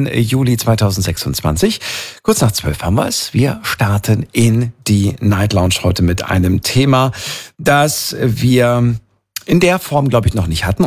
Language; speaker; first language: German; native; German